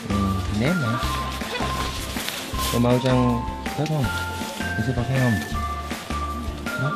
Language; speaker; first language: Vietnamese; non-native, learner; Korean